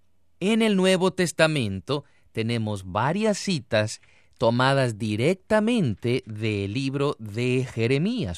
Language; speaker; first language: Spanish; native; Spanish